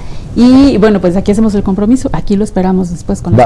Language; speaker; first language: Spanish; native; Spanish